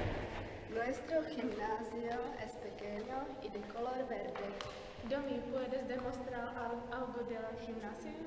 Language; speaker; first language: Spanish; non-native, learner; Czech